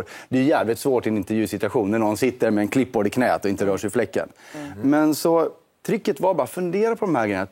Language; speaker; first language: Swedish; native; Swedish